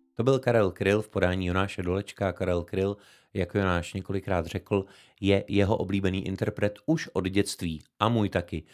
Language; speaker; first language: Czech; native; Czech